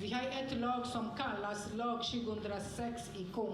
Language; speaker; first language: Swedish; non-native, fluent; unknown